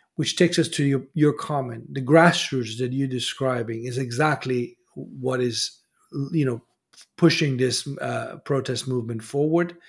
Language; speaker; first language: English; non-native, fluent; Persian